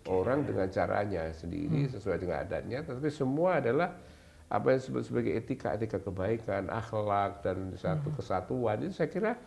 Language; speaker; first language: Indonesian; native; Indonesian